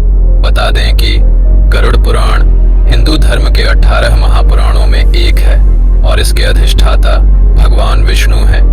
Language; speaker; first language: Hindi; native; Hindi